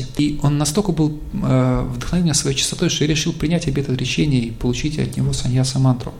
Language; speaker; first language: Russian; native; Russian